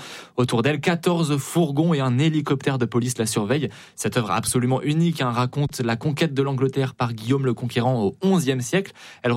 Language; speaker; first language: French; native; French